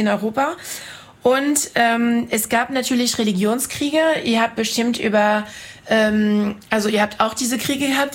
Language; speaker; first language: German; non-native, fluent; French